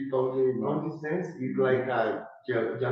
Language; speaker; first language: English; non-native, learner; Spanish